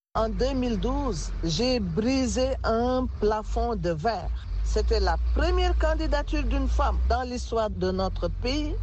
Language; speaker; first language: French; non-native, local second language; Wolof